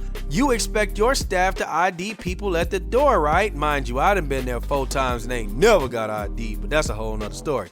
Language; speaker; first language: English; native; English